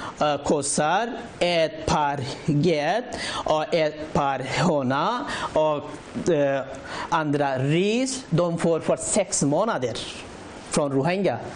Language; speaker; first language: Swedish; non-native, learner; Rohingya